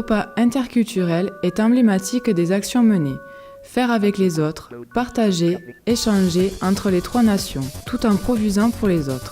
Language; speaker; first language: French; native; French